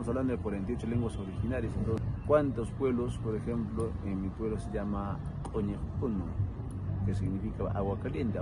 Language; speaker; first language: Spanish; non-native, local second language; Quechua